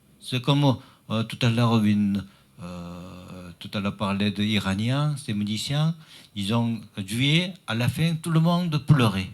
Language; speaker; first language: French; non-native, learner; Chinese